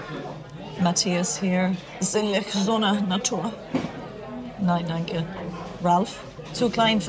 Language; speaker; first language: German; non-native, learner; English